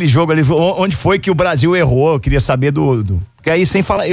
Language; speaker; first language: Portuguese; native; Portuguese